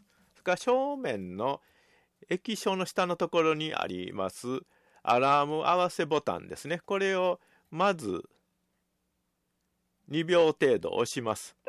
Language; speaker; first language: Japanese; native; Japanese